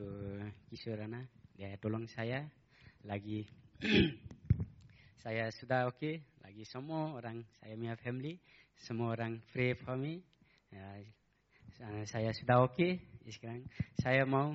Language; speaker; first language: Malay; non-native, learner; Nepali